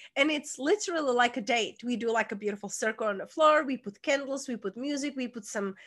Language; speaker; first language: English; non-native, fluent; Czech